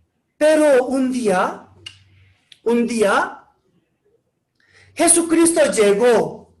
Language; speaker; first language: Spanish; non-native, learner; Korean